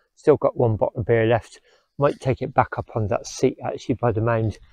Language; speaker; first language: English; native; English